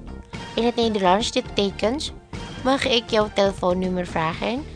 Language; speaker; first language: Dutch; non-native, learner; Indonesian